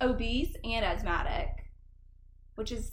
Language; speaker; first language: English; native; English